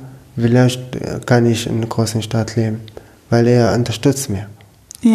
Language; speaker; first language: German; non-native, learner; Arabic